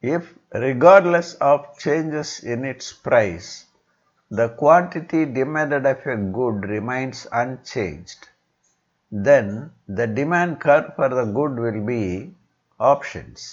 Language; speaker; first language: English; non-native, local second language; Tamil